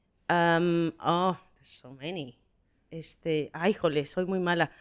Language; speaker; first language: Spanish; native; Spanish